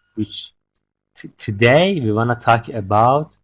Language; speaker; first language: English; non-native, fluent; Persian